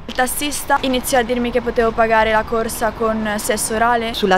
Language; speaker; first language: Italian; non-native, fluent; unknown